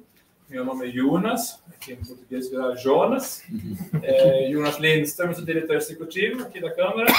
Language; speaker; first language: Portuguese; non-native, fluent; Swedish